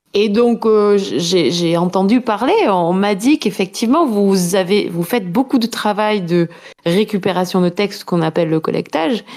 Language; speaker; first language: French; native; French